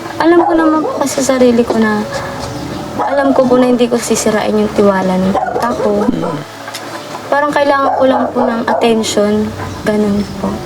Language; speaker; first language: Filipino; native; Filipino